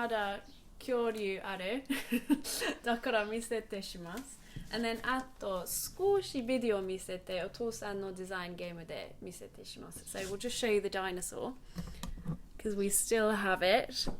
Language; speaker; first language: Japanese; non-native, learner; English